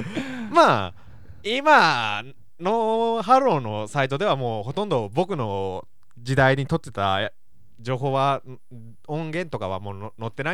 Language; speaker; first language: Japanese; native; Japanese